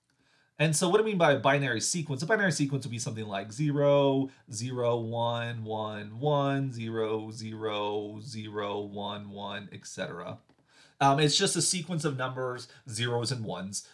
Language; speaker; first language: English; native; English